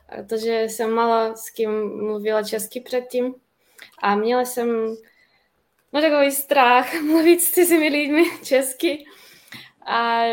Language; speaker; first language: Czech; non-native, learner; Ukrainian